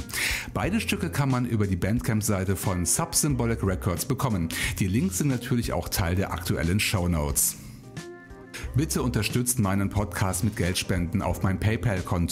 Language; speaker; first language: German; native; German